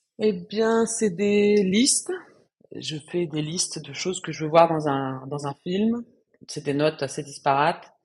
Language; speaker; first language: French; non-native, fluent; Spanish